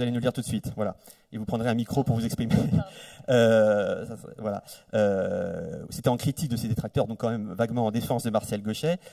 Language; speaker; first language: French; native; French